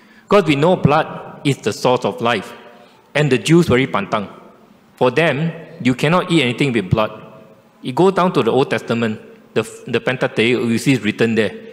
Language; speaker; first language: English; non-native, local second language; Chinese